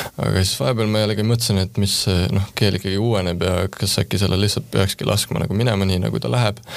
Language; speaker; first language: Estonian; native; Estonian